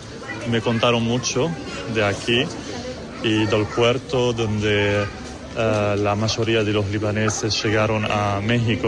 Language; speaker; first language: Spanish; non-native, fluent; Arabic